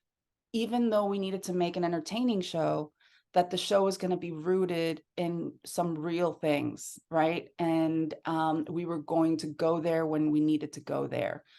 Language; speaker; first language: English; early bilingual, other home language; Spanish